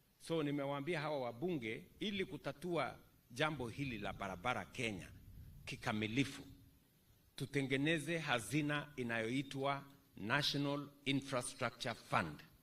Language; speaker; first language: Swahili; non-native, local second language; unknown